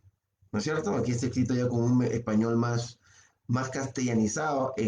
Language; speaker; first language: Spanish; native; Spanish